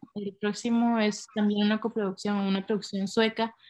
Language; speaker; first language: Spanish; native; Spanish